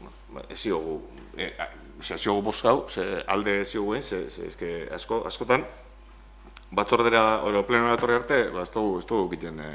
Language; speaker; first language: Basque; native; Basque